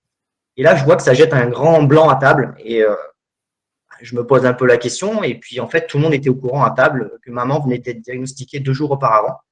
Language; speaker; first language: French; native; French